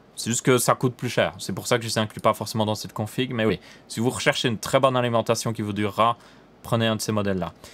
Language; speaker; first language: French; native; French